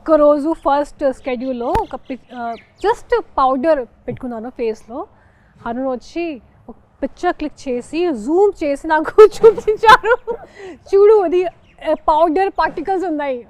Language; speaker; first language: Telugu; non-native, fluent; Hindi